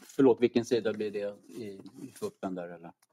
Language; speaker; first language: Swedish; native; Swedish